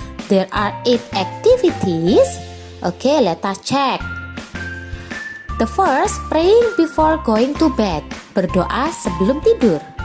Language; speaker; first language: English; non-native, fluent; Indonesian